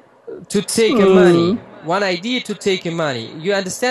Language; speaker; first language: English; non-native, learner; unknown